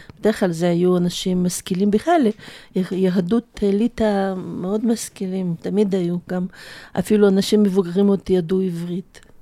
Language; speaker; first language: Hebrew; non-native, fluent; Russian